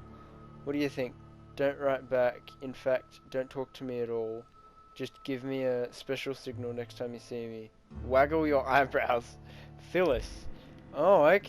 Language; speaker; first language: English; native; English